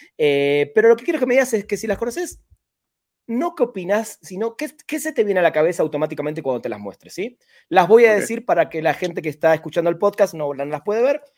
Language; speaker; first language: Spanish; native; Spanish